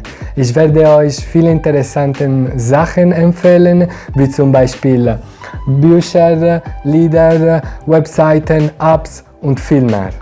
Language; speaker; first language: German; non-native, fluent; Italian